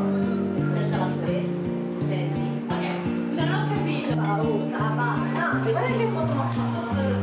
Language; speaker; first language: Italian; non-native, learner; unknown